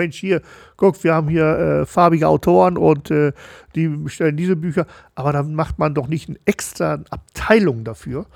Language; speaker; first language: German; native; German